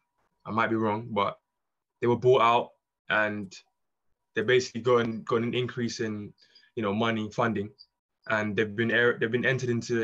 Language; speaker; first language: English; native; English